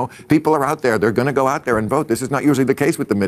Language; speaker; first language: English; native; English